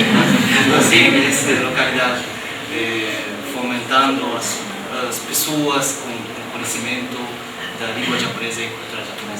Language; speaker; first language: Portuguese; non-native, fluent; Japanese